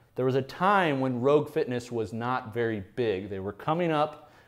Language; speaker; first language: English; native; English